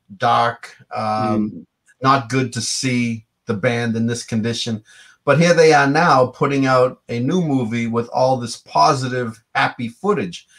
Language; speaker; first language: English; native; English